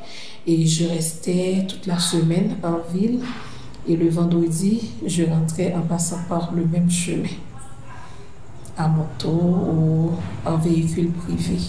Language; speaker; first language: French; non-native, local second language; Haitian Creole